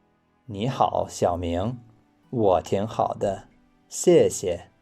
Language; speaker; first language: Chinese; non-native, fluent; English